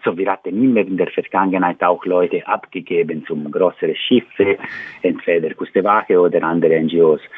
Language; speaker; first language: German; non-native, learner; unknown